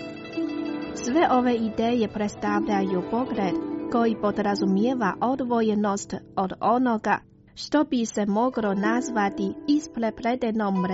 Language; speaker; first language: Croatian; non-native, fluent; Chinese